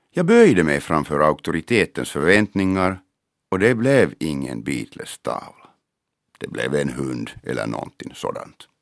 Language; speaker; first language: Swedish; non-native, local second language; Finnish